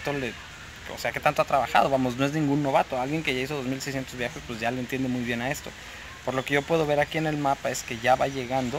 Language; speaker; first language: Spanish; native; Spanish